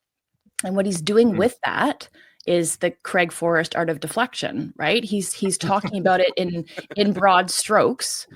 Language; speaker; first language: English; native; English